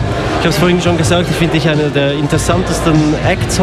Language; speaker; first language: German; native; German